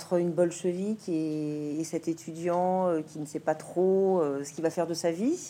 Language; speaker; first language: French; native; French